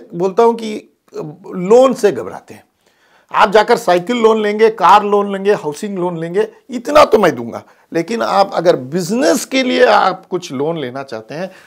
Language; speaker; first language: Hindi; non-native, local second language; Tamil